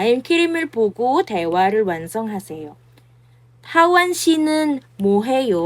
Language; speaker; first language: Korean; non-native, fluent; Filipino